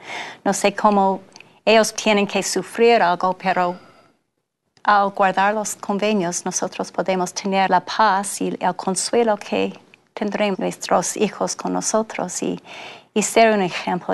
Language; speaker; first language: Spanish; non-native, fluent; English